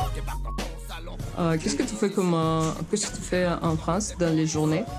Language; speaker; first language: French; non-native, learner; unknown